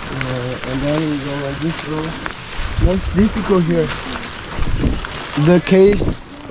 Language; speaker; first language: English; non-native, learner; Vietnamese